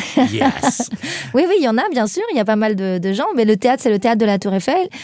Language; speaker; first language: French; native; French